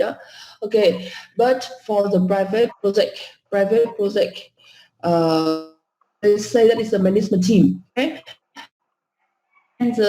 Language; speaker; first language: English; non-native, fluent; Vietnamese